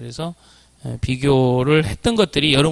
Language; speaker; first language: Korean; native; Korean